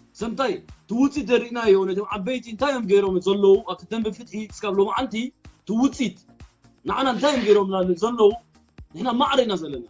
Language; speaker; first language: Tigrinya; early bilingual, heritage; Tigrinya